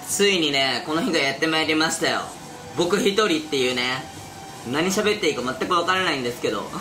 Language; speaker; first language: Japanese; native; Japanese